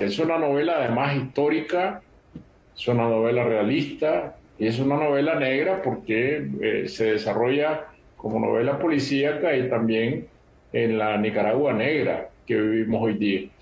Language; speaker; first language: Spanish; native; Spanish